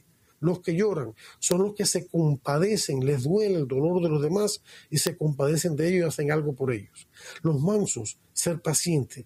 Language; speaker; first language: Spanish; native; Spanish